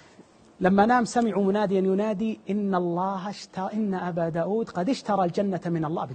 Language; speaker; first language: Arabic; native; Arabic